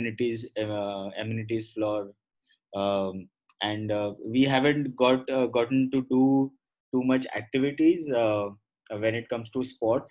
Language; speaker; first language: English; non-native, local second language; Gujarati